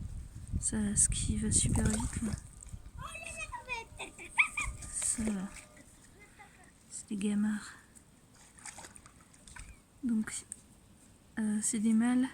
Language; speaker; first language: French; native; French